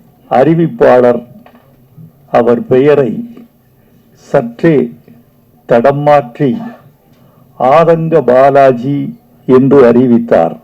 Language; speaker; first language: Tamil; native; Tamil